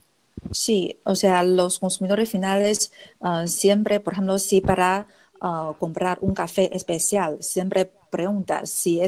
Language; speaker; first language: Spanish; non-native, fluent; Chinese